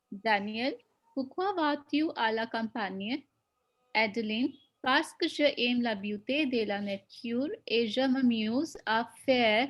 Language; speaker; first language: French; non-native, learner; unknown